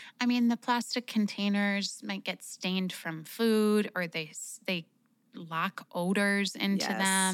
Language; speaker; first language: English; native; English